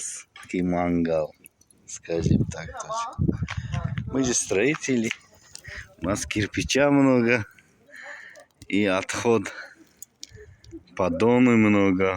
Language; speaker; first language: Russian; non-native, learner; Tajik